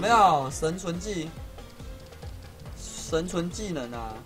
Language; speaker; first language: Chinese; native; Chinese